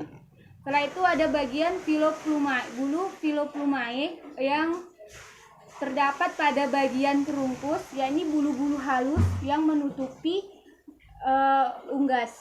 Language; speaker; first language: Indonesian; native; Indonesian